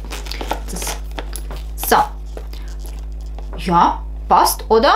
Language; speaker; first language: German; non-native, fluent; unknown